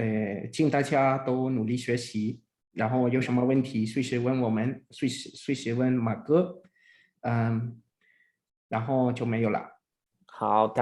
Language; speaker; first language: Chinese; non-native, fluent; Spanish